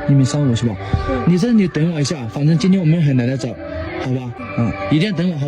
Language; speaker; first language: Chinese; native; Chinese